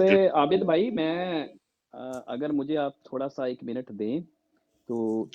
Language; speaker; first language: Urdu; native; Urdu